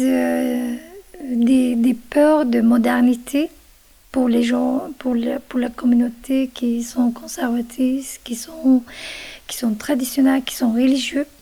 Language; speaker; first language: French; non-native, fluent; Kurdish